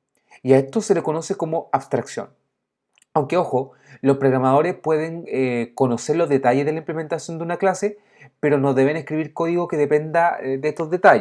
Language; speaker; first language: Spanish; native; Spanish